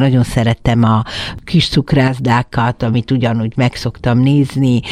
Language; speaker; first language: Hungarian; native; Hungarian